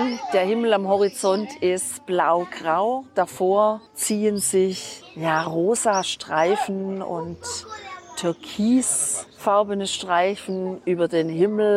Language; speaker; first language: German; native; German